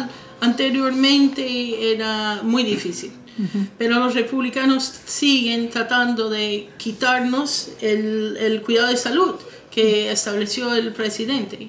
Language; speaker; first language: Spanish; non-native, fluent; English